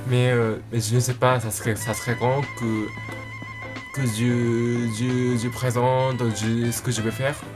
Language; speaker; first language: French; non-native, learner; Japanese